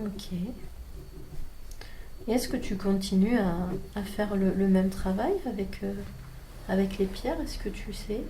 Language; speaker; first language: French; native; French